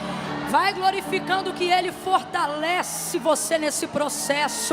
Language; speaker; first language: Portuguese; native; Portuguese